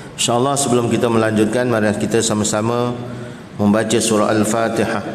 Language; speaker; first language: Malay; native; Malay